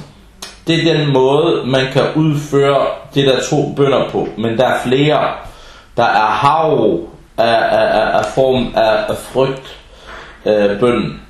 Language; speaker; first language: Danish; non-native, fluent; Arabic